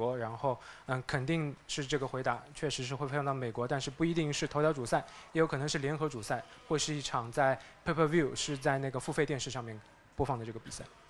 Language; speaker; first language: Chinese; native; Chinese